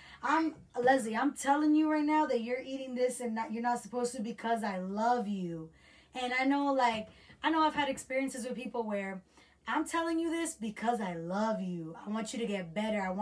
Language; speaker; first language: English; native; English